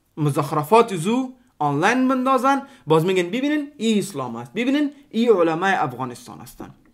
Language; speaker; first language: Persian; non-native, local second language; Pashto